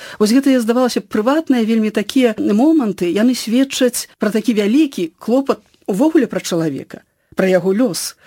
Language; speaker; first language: Belarusian; native; Belarusian